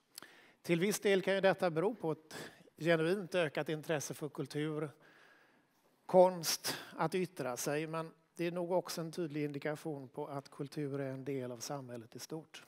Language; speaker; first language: Swedish; native; Swedish